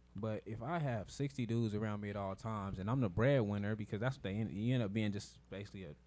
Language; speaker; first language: English; native; English